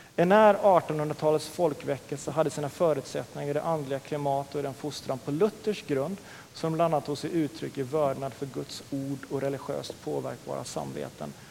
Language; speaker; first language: Swedish; native; Swedish